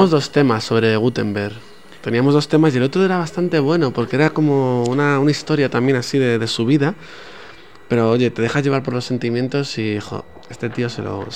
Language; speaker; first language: Spanish; native; Spanish